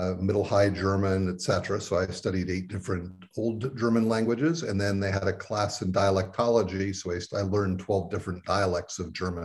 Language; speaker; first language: English; native; English